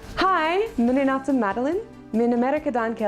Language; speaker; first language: Kyrgyz; non-native, learner; English